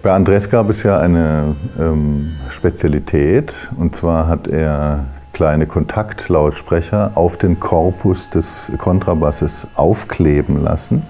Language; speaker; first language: German; native; German